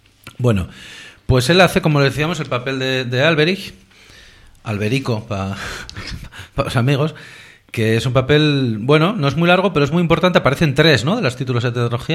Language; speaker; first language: Spanish; native; Spanish